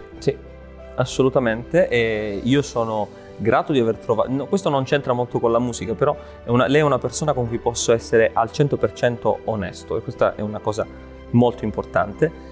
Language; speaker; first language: Italian; native; Italian